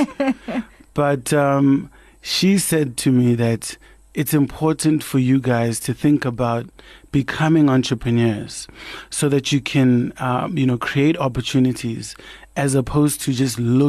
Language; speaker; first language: English; non-native, local second language; Tswana